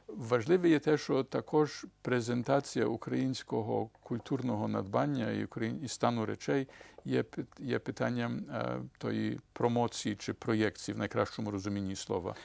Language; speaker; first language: Ukrainian; early bilingual, heritage; Ukrainian